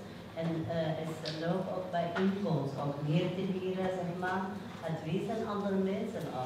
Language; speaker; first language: Dutch; non-native, learner; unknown